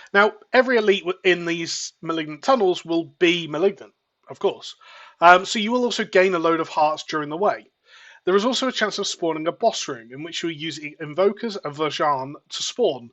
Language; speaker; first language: English; native; English